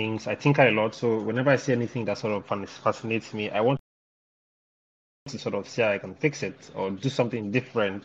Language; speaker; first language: English; non-native, local second language; Yoruba